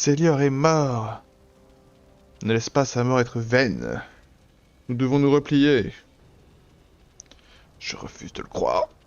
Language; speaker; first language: French; native; French